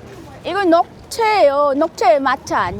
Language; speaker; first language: Korean; non-native, learner; Filipino